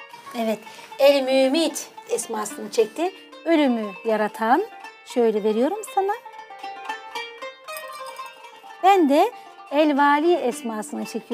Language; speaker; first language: Turkish; native; Turkish